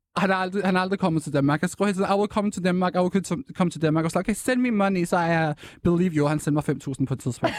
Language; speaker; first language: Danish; early bilingual, other home language; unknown